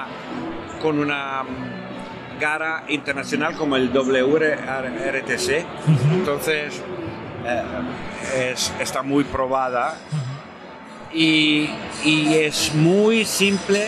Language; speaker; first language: Spanish; non-native, fluent; Italian